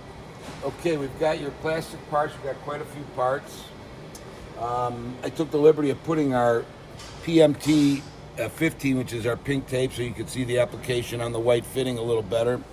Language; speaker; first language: English; native; English